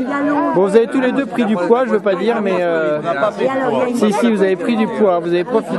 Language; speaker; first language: French; native; French